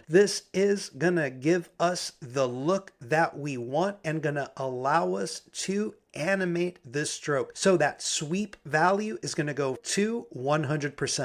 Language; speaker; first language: English; native; English